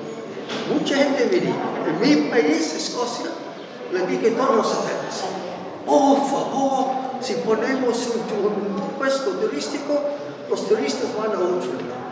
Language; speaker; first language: Spanish; non-native, fluent; English